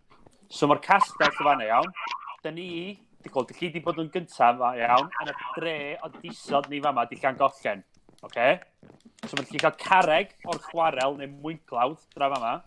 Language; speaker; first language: Welsh; native; Welsh